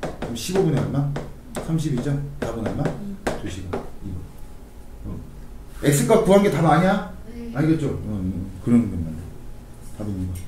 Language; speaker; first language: Korean; native; Korean